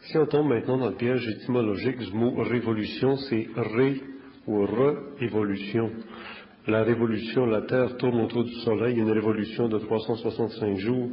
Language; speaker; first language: French; native; French